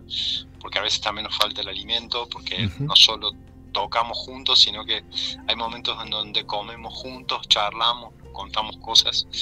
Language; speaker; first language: Spanish; native; Spanish